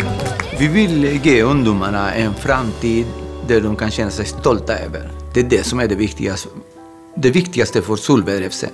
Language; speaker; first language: Swedish; non-native, fluent; Spanish